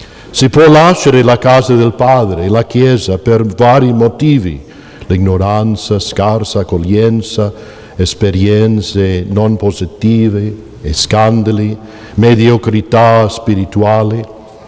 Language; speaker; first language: Italian; non-native, fluent; English